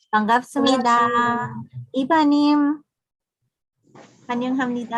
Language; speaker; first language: Korean; non-native, learner; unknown